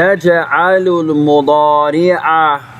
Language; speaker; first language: Arabic; non-native, fluent; English